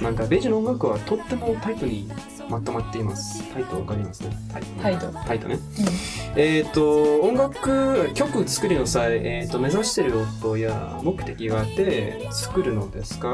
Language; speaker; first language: Japanese; non-native, learner; English